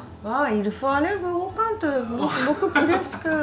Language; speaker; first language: French; non-native, learner; Japanese